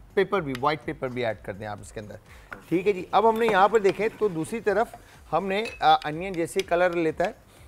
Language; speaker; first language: Urdu; native; Urdu